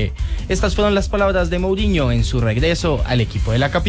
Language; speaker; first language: Spanish; native; Spanish